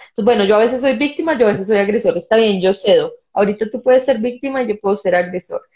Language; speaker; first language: Spanish; native; Spanish